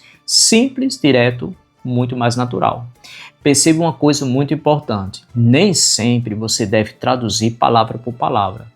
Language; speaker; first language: Portuguese; non-native, fluent; Spanish